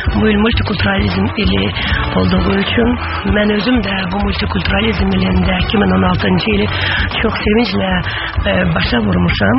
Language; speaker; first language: Azerbaijani; non-native, local second language; Talysh